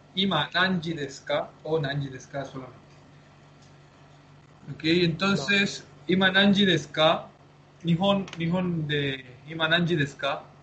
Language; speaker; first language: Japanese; non-native, fluent; Spanish